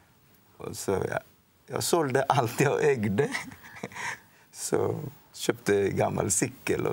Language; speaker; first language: Swedish; non-native, fluent; Odia